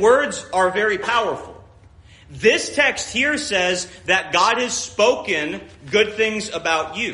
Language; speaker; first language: English; native; English